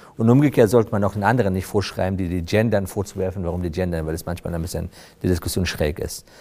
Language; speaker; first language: German; non-native, fluent; Persian